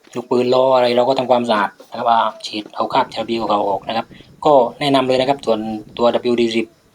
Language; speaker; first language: Thai; native; Thai